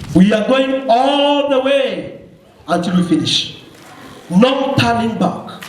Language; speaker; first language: English; non-native, local second language; Swahili